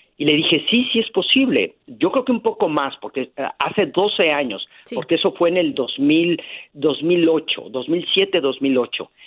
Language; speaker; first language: Spanish; native; Spanish